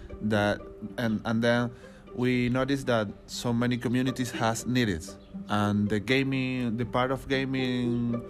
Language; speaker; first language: English; non-native, learner; Spanish